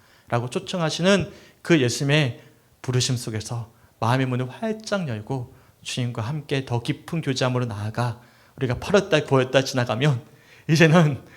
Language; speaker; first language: Korean; native; Korean